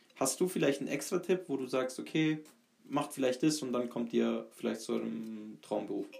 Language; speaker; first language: German; native; German